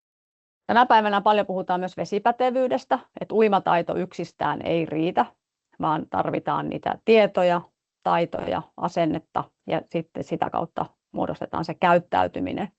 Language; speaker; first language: Finnish; native; Finnish